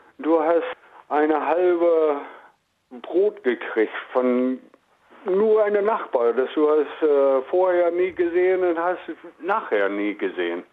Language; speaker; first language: German; non-native, fluent; English